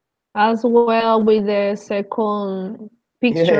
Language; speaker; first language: English; non-native, learner; Spanish